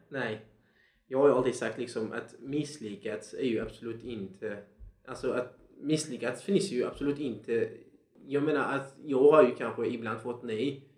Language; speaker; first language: Swedish; non-native, fluent; Central Kurdish